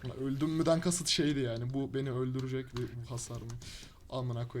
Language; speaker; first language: Turkish; native; Turkish